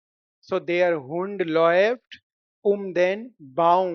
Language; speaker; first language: German; non-native, fluent; Hindi